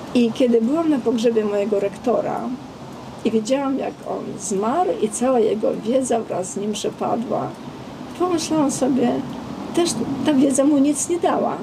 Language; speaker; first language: Polish; non-native, fluent; Armenian